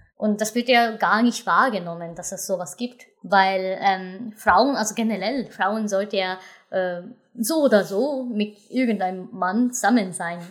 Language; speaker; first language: German; non-native, fluent; Japanese